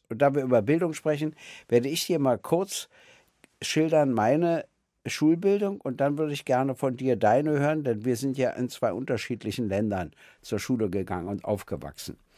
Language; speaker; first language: German; native; German